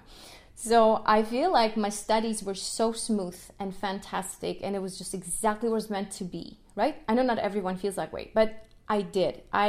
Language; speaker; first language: English; non-native, fluent; Russian